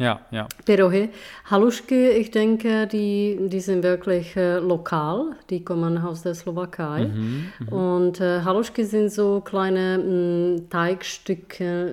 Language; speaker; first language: German; non-native, fluent; Czech